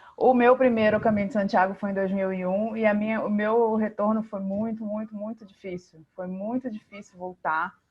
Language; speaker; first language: Portuguese; native; Portuguese